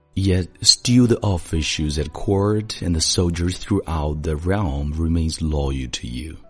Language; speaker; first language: English; non-native, fluent; Chinese